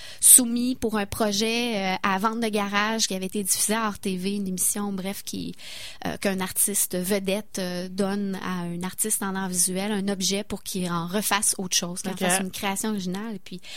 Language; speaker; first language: French; native; French